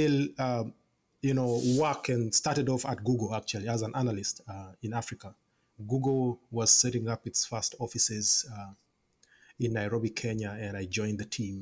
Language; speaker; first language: English; non-native, local second language; Ganda